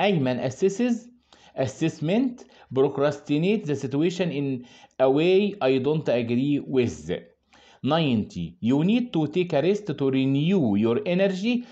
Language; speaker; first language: English; non-native, fluent; Arabic